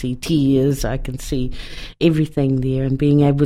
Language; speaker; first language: English; native; English